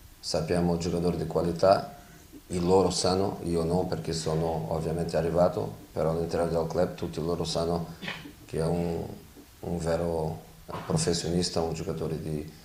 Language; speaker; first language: Italian; non-native, fluent; Portuguese